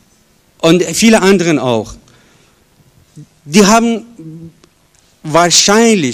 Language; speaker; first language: German; non-native, fluent; Persian